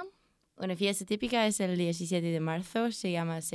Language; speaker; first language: Spanish; non-native, learner; English